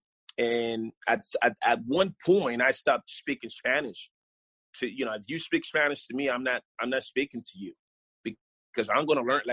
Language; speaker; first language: English; non-native, fluent; Spanish